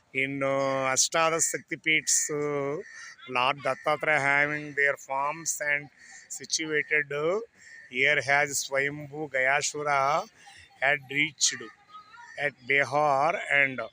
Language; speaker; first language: English; non-native, local second language; Telugu